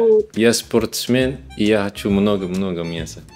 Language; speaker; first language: Russian; non-native, learner; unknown